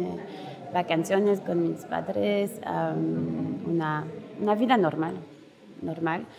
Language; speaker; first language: Spanish; non-native, learner; French